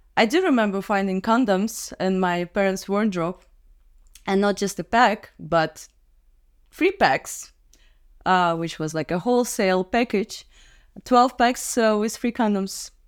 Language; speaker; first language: English; non-native, fluent; Russian